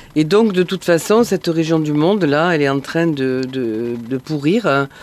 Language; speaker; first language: French; native; French